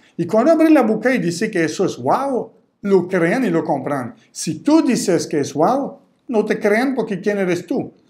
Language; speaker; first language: Spanish; non-native, fluent; French